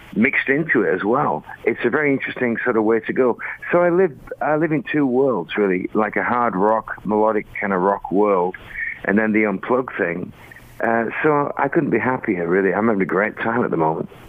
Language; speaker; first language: English; native; English